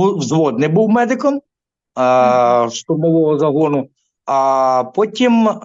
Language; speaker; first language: Ukrainian; non-native, local second language; Russian